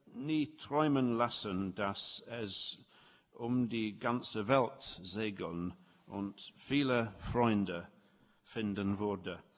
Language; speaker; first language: German; non-native, learner; English